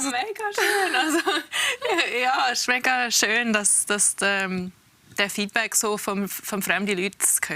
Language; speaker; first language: German; early bilingual, heritage; English